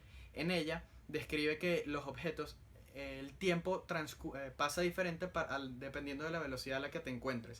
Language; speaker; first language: Spanish; native; Spanish